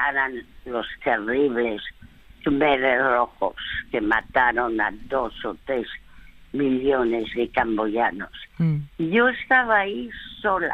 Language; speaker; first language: Spanish; early bilingual, other home language; French